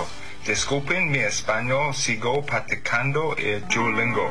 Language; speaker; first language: Spanish; non-native, learner; English